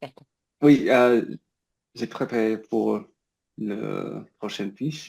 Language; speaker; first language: French; non-native, learner; English